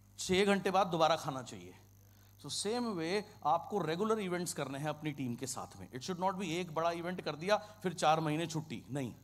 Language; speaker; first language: Hindi; non-native, local second language; Kannada